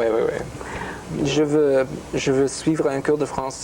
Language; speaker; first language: French; non-native, fluent; English